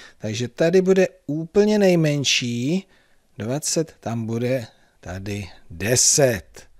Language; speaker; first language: Czech; native; Czech